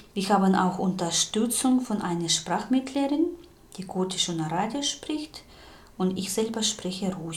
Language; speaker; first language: German; non-native, fluent; Russian